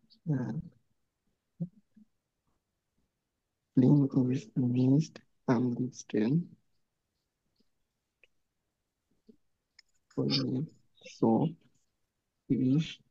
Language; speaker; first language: German; non-native, learner; Bangla